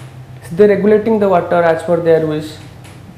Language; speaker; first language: English; non-native, local second language; Odia